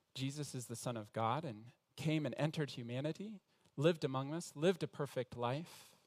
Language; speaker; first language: English; native; English